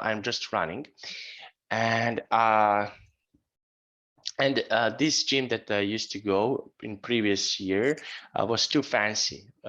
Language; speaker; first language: English; non-native, fluent; Serbian